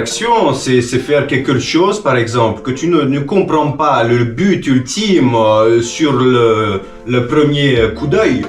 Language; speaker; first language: French; non-native, fluent; Romanian